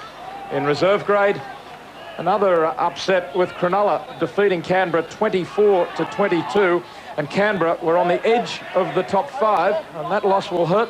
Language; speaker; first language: English; native; English